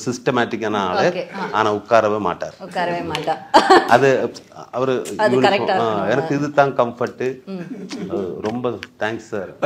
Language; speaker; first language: Tamil; non-native, learner; Malayalam